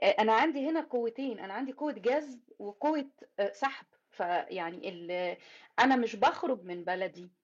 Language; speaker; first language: Arabic; native; Arabic